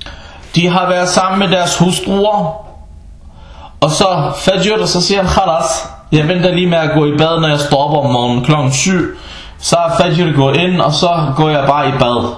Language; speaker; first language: Danish; non-native, fluent; Arabic